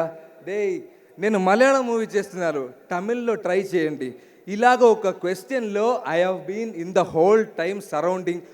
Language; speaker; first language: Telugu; non-native, learner; Malayalam